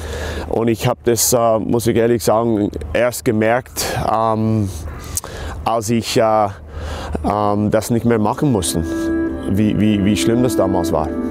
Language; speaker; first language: German; non-native, fluent; English